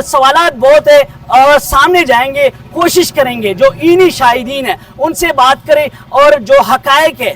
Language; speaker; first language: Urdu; non-native, local second language; Pashto